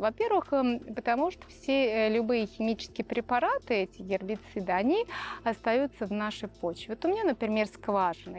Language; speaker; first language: Russian; native; Russian